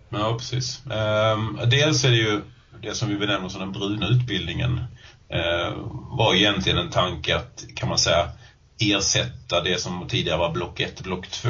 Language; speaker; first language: Swedish; native; Swedish